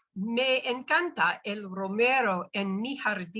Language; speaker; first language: Spanish; non-native, learner; English